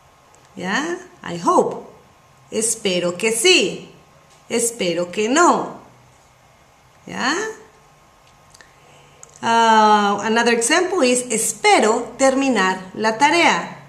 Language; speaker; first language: Spanish; non-native, fluent; English